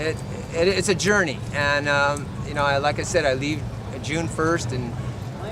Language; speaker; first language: English; native; English